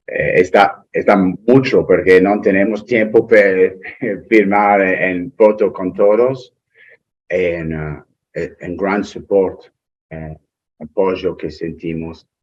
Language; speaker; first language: Spanish; non-native, learner; English